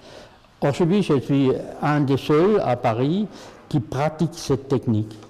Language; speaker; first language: French; non-native, fluent; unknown